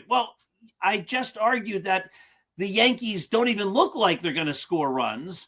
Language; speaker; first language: English; native; English